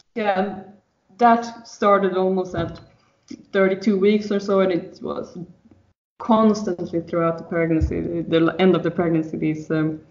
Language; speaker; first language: English; non-native, fluent; Swedish